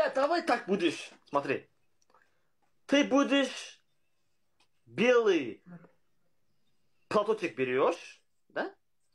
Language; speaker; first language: Russian; non-native, local second language; Kazakh